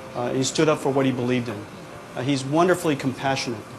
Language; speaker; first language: English; early bilingual, other home language; Chinese